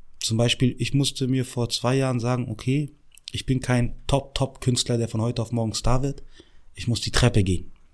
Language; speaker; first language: German; early bilingual, other home language; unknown